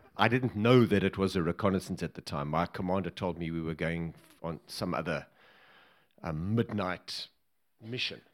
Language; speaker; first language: English; native; English